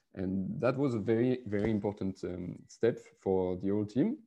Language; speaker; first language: English; non-native, fluent; French